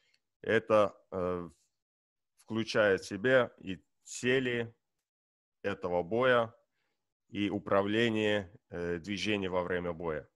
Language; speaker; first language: Russian; non-native, learner; Estonian